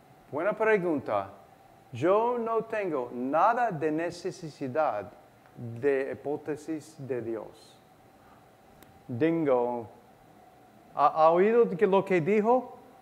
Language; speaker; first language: Spanish; non-native, learner; English